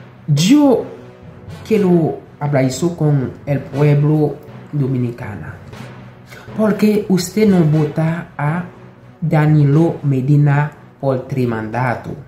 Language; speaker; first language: Spanish; non-native, local second language; Haitian Creole